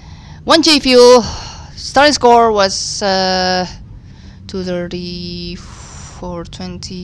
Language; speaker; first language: English; non-native, fluent; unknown